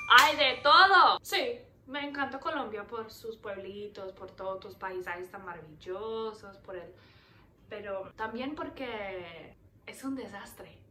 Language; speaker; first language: Spanish; non-native, fluent; English